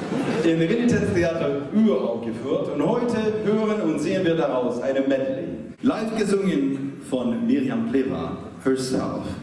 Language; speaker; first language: German; non-native, fluent; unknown